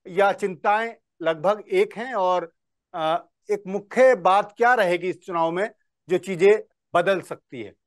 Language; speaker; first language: Hindi; native; Hindi